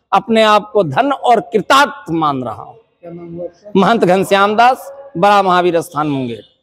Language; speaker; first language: Hindi; native; Hindi